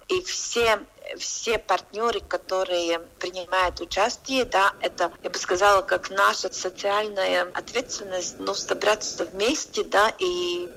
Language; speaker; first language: Russian; non-native, local second language; Latvian